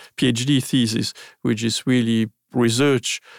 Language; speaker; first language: English; non-native, fluent; Luxembourgish